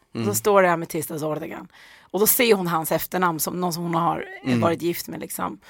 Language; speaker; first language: Swedish; early bilingual, other home language; Persian